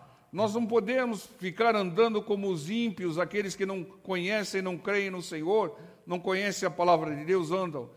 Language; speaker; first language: Portuguese; native; Portuguese